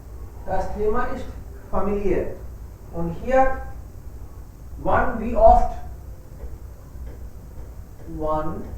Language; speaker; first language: German; non-native, fluent; Hindi